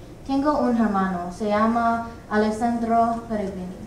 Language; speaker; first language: Spanish; non-native, learner; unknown